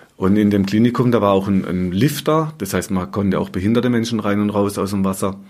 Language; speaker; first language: German; native; German